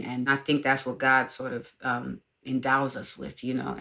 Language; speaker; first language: English; native; English